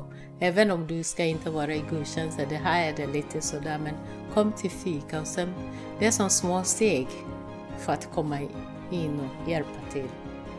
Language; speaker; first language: Swedish; non-native, fluent; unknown